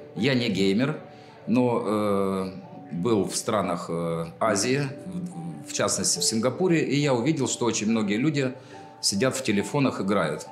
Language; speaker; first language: Russian; native; Russian